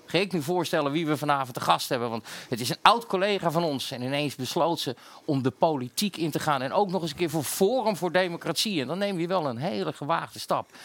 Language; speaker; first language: Dutch; native; Dutch